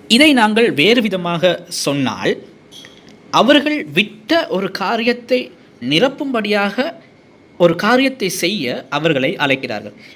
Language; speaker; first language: Tamil; non-native, fluent; English